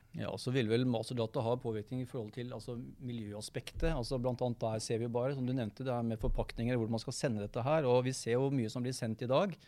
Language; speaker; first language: Norwegian; native; Norwegian